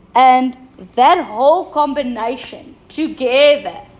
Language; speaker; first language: English; non-native, local second language; Afrikaans